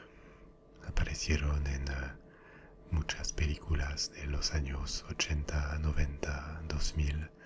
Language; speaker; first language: Spanish; non-native, fluent; French